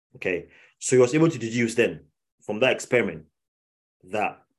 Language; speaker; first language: English; non-native, local second language; Akan